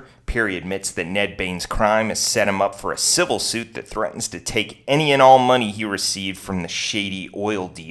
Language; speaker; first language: English; native; English